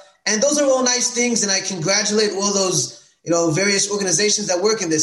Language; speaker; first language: English; native; English